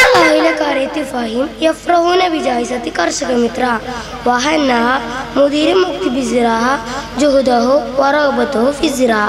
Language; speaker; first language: Arabic; non-native, learner; Malayalam